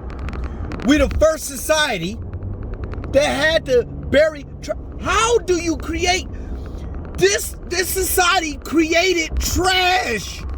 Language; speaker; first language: English; native; English